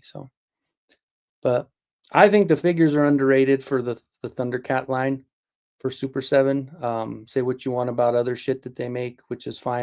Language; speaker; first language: English; native; English